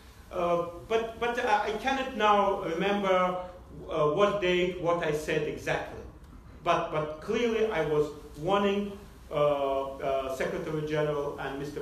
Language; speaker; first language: English; non-native, fluent; Azerbaijani